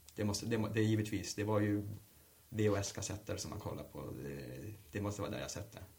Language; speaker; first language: Swedish; native; Swedish